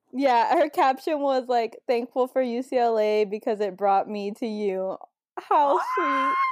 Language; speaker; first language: English; native; English